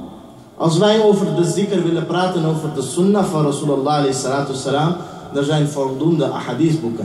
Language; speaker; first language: Dutch; early bilingual, heritage; Urdu